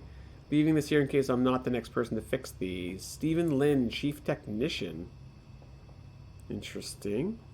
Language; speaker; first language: English; native; English